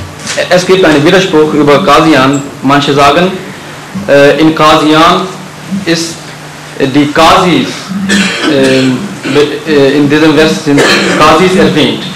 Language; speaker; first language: German; non-native, fluent; Urdu